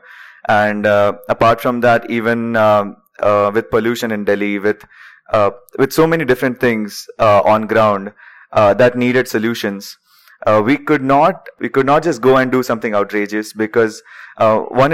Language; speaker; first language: English; non-native, local second language; Marathi